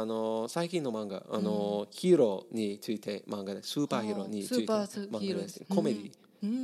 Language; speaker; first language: Japanese; non-native, learner; English